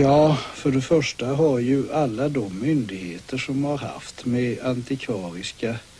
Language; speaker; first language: Swedish; native; Swedish